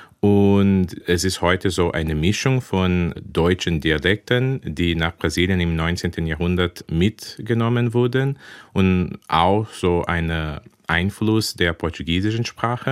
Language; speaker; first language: German; early bilingual, heritage; German